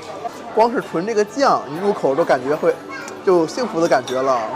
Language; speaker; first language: Chinese; native; Chinese